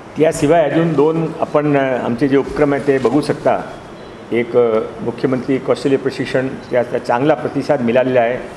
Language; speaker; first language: Marathi; non-native, local second language; Hindi